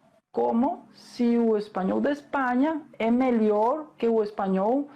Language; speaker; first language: Portuguese; non-native, fluent; Spanish